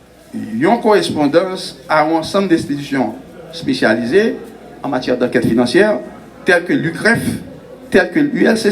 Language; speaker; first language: French; non-native, local second language; Haitian Creole